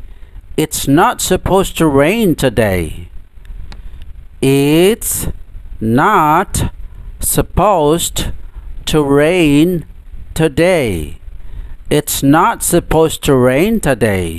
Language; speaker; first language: English; non-native, fluent; Indonesian